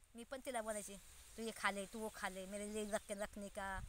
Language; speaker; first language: Hindi; non-native, local second language; Marathi